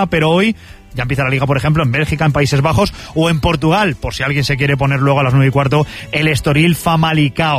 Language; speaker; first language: Spanish; native; Spanish